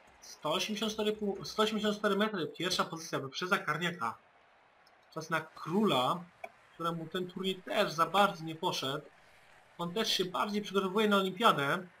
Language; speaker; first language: Polish; native; Polish